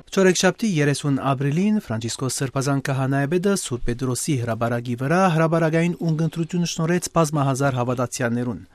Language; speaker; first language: Armenian; early bilingual, heritage; Armenian